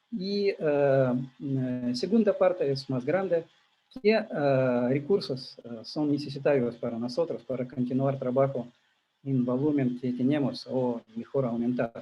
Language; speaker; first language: Spanish; non-native, learner; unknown